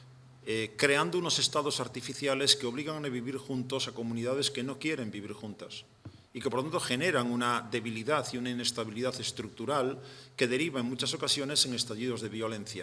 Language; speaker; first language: Spanish; native; Spanish